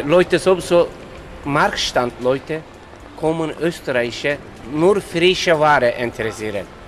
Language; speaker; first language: German; non-native, learner; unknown